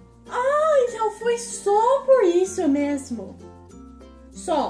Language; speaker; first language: Portuguese; non-native, fluent; English